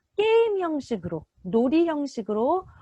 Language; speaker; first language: Korean; native; Korean